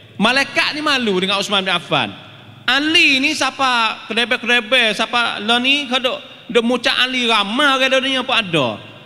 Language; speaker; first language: Malay; native; Malay